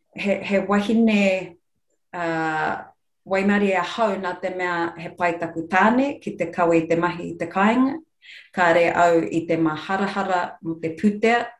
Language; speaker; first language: Māori; non-native, local second language; English